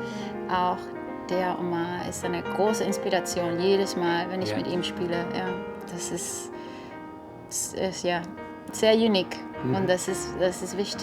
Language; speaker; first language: German; non-native, fluent; Spanish